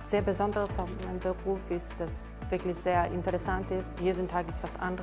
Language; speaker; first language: German; non-native, learner; Spanish